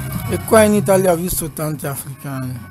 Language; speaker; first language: Italian; non-native, learner; Dyula